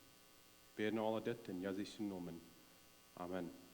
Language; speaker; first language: German; non-native, learner; Plautdietsch